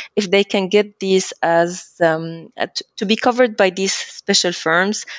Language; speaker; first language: English; early bilingual, other home language; Arabic